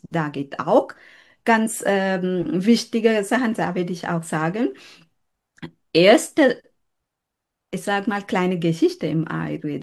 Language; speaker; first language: German; non-native, fluent; Sinhala